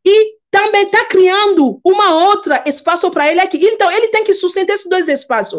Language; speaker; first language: Portuguese; non-native, fluent; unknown